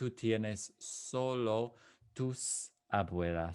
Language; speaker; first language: Spanish; non-native, fluent; English